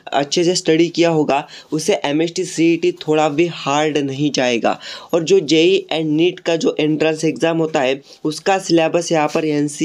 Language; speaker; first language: Hindi; non-native, local second language; Marathi